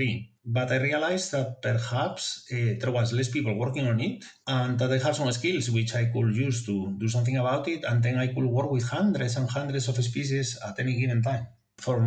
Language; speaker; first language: English; non-native, fluent; Spanish